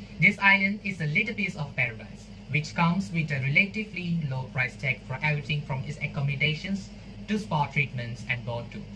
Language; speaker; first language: English; non-native, local second language; Tamil